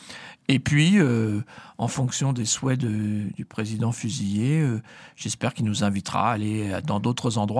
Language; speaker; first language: French; native; French